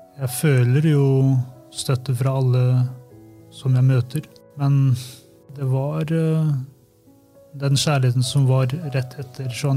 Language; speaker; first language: Norwegian; early bilingual, other home language; Albanian